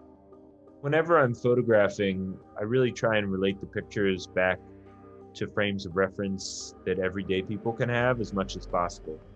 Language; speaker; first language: English; native; English